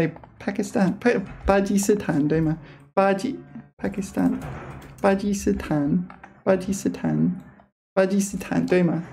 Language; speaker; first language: Chinese; non-native, fluent; English